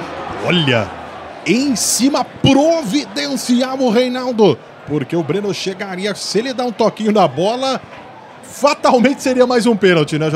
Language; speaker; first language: Portuguese; native; Portuguese